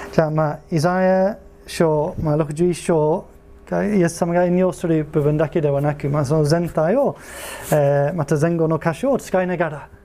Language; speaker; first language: Japanese; non-native, fluent; English